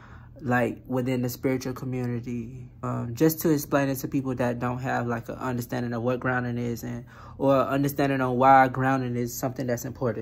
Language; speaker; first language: English; native; English